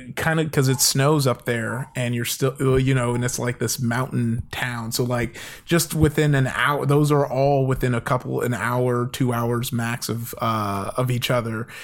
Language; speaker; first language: English; native; English